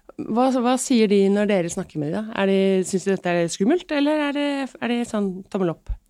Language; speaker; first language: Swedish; native; Swedish